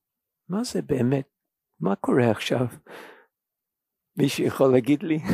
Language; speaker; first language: Hebrew; non-native, fluent; English